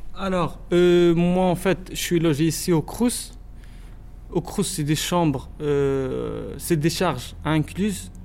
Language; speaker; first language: French; non-native, local second language; Arabic